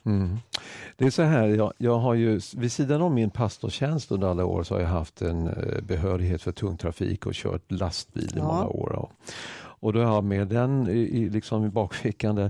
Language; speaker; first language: Swedish; native; Swedish